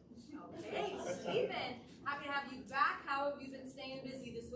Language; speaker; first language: English; native; English